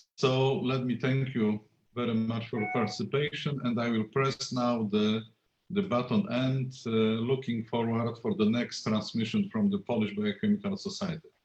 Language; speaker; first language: English; non-native, fluent; Polish